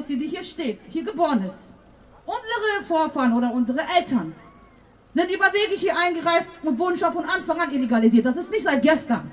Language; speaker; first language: German; native; German